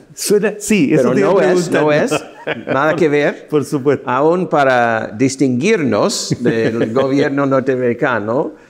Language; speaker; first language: Spanish; non-native, fluent; English